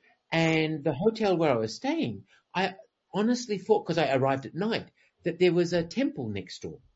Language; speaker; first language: English; native; English